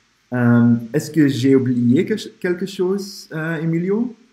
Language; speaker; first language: French; non-native, fluent; Dutch